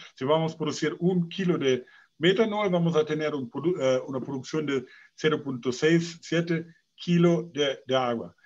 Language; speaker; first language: Spanish; non-native, fluent; German